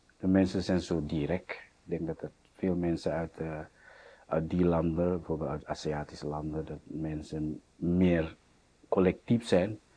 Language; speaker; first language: Dutch; non-native, fluent; Indonesian